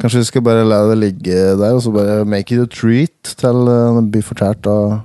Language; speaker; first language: Norwegian; native; Norwegian